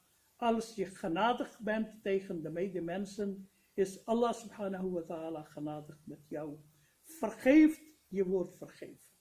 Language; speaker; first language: Dutch; non-native, fluent; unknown